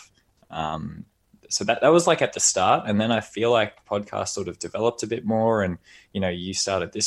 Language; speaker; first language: English; native; English